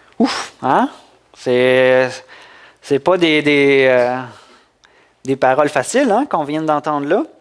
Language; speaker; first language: French; native; French